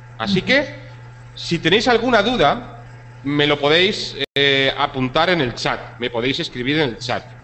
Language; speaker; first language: Spanish; native; Spanish